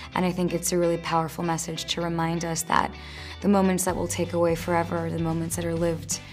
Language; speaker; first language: English; early bilingual, other home language; Spanish